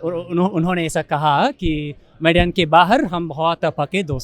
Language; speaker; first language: Hindi; non-native, fluent; English